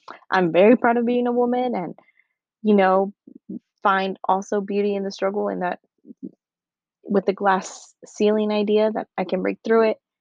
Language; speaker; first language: English; early bilingual, other home language; Spanish